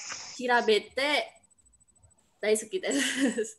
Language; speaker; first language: Japanese; non-native, learner; Indonesian